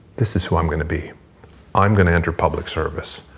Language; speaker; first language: English; non-native, fluent; Swedish